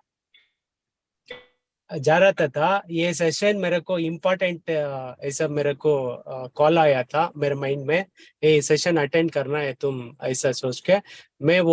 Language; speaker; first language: Hindi; non-native, learner; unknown